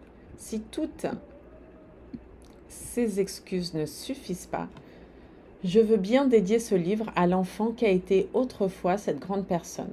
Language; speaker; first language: French; non-native, fluent; Portuguese